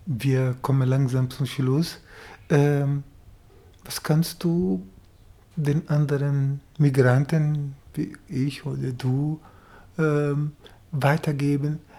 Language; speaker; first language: German; non-native, fluent; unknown